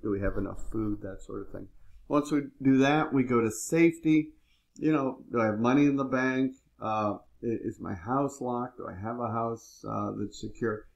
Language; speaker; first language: English; native; English